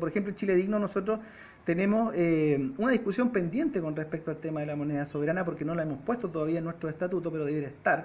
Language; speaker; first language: Spanish; native; Spanish